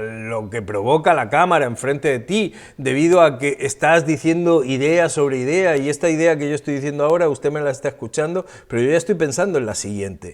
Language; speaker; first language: Spanish; native; Spanish